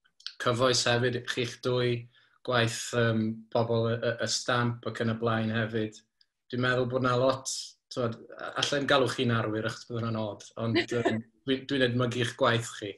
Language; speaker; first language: Welsh; native; Welsh